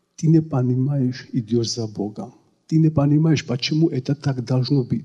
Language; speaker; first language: Russian; non-native, local second language; Georgian